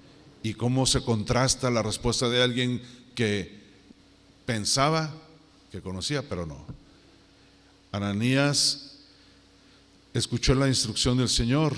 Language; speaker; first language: Spanish; native; Spanish